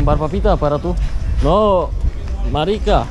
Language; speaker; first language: Spanish; non-native, learner; Czech